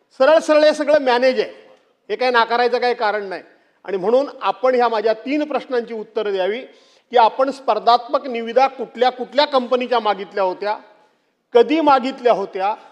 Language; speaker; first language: Marathi; native; Marathi